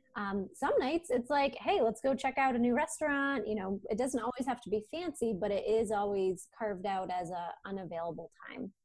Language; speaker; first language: English; native; English